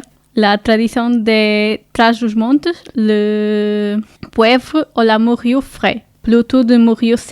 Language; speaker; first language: French; non-native, learner; Portuguese